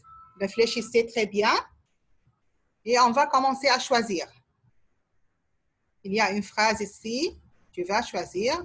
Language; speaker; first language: French; non-native, fluent; Arabic